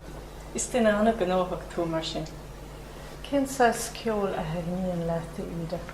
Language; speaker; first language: Irish; non-native, local second language; English